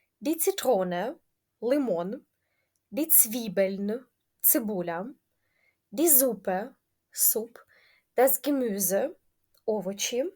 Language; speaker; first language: German; non-native, fluent; Ukrainian